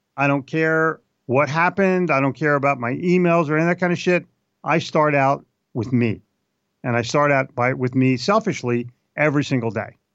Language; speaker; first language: English; native; English